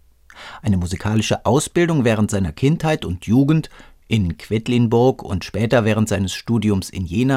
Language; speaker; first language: German; native; German